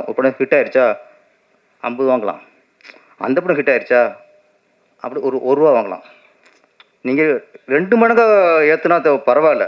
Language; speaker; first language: Tamil; native; Tamil